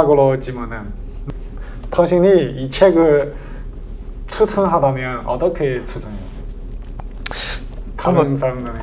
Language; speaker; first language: Korean; non-native, learner; Chinese